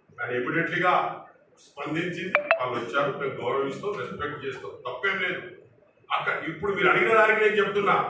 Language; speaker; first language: Telugu; non-native, local second language; Lambadi